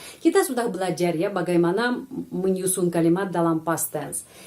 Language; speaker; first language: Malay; non-native, fluent; Russian